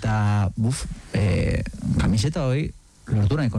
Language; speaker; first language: Basque; native; Basque